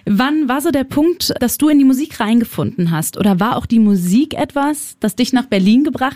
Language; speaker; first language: German; native; German